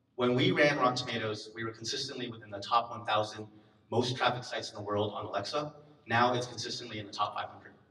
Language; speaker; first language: English; native; English